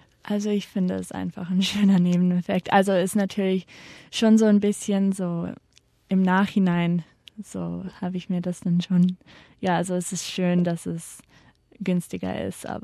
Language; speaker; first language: German; early bilingual, heritage; German